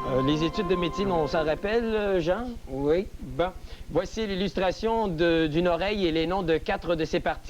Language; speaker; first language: French; native; French